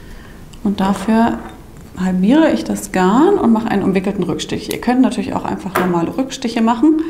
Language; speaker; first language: German; native; German